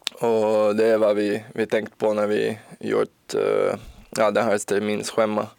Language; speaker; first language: Swedish; non-native, learner; Portuguese